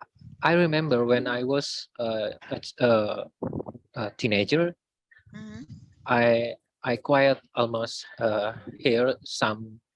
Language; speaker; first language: English; non-native, learner; Indonesian